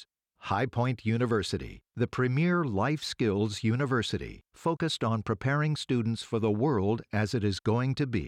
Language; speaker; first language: English; native; English